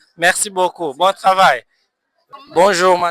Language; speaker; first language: French; non-native, fluent; Portuguese